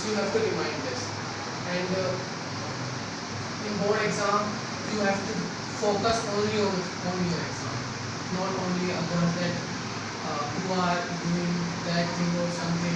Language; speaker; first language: English; non-native, learner; Hindi